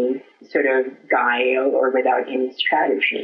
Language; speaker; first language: English; non-native, local second language; Filipino